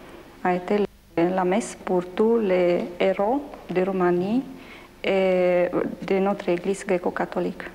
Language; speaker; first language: French; non-native, learner; Romanian